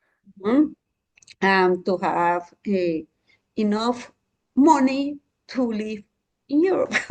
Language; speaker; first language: English; non-native, learner; Spanish